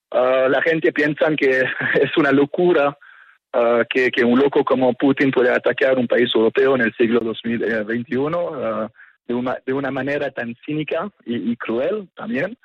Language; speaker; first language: Spanish; non-native, fluent; French